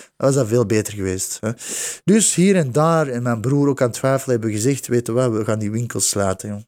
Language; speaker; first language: Dutch; early bilingual, other home language; Bosnian